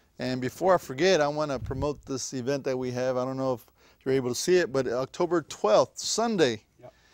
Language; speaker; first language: English; native; English